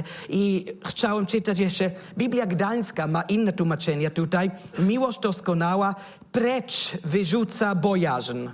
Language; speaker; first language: Polish; non-native, learner; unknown